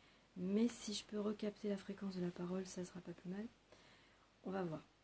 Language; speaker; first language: French; native; French